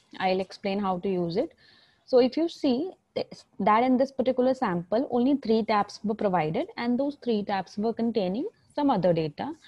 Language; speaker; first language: English; non-native, local second language; Hindi